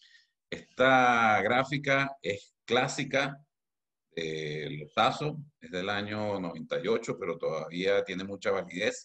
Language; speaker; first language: Spanish; native; Spanish